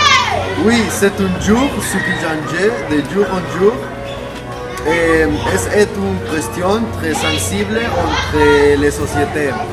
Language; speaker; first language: French; non-native, learner; Spanish